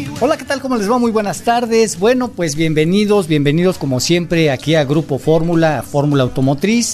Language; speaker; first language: Spanish; native; Spanish